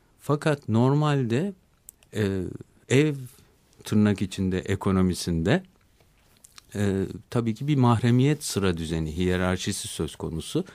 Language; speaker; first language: Turkish; native; Turkish